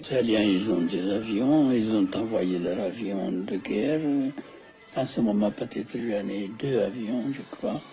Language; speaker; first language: French; non-native, fluent; Amharic